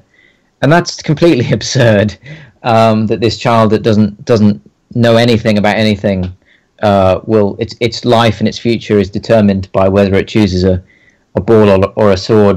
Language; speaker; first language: English; native; English